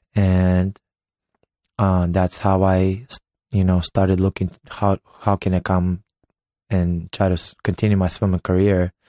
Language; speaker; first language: English; non-native, fluent; Ukrainian